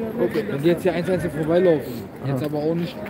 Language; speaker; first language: German; native; German